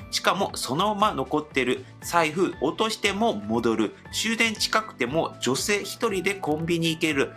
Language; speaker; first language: Japanese; non-native, fluent; Korean